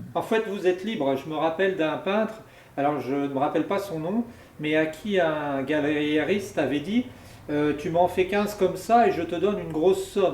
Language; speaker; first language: French; native; French